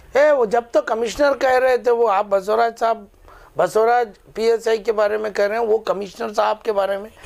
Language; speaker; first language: Urdu; native; Urdu